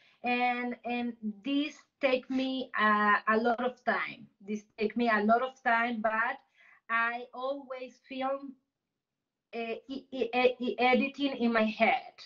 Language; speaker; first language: English; non-native, learner; Spanish